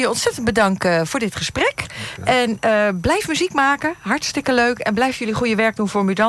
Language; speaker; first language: Dutch; native; Dutch